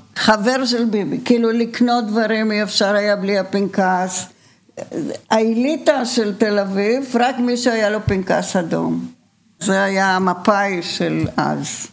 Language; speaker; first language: Hebrew; early bilingual, other home language; Bulgarian